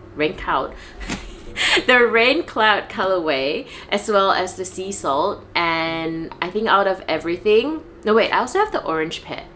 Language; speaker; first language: English; non-native, local second language; Chinese